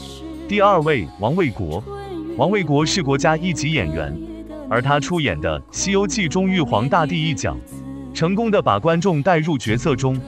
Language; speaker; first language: Chinese; native; Chinese